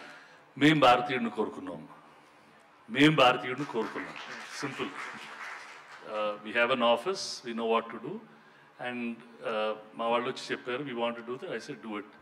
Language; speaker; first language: Telugu; native; Telugu